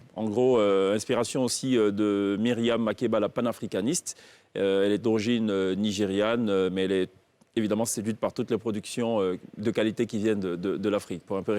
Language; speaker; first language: French; native; French